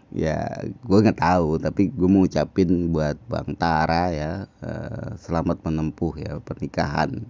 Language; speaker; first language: Indonesian; native; Indonesian